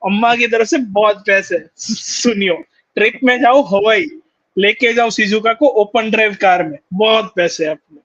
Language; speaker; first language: Hindi; non-native, local second language; Gujarati